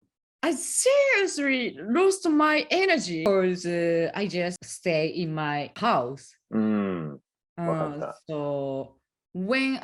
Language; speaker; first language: English; non-native, learner; Japanese